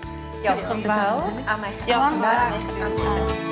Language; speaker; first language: Welsh; non-native, learner; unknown